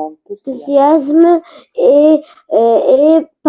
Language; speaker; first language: French; non-native, learner; Arabic